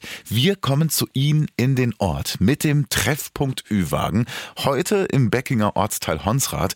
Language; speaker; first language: German; native; German